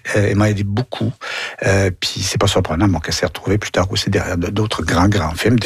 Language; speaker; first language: French; native; French